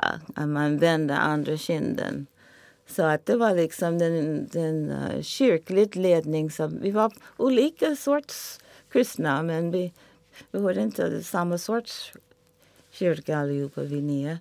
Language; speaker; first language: Swedish; non-native, fluent; English